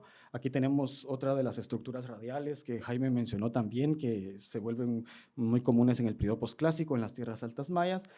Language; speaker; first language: Spanish; native; Spanish